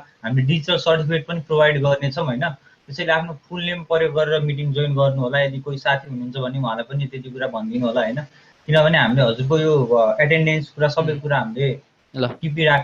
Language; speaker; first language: Nepali; native; Nepali